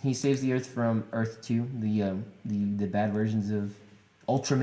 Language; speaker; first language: English; native; English